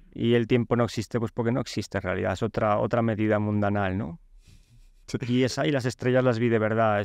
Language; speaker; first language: Spanish; early bilingual, other home language; Polish